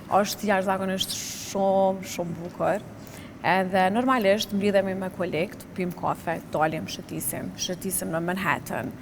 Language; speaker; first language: Albanian; native; Albanian